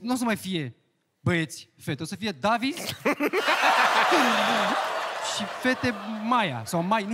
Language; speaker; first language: Romanian; native; Romanian